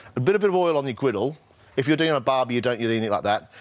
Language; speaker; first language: English; native; English